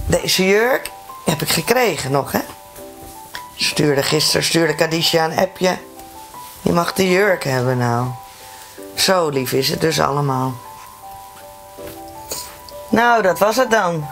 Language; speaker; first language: Dutch; native; Dutch